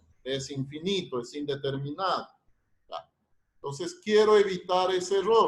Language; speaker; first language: Spanish; native; Spanish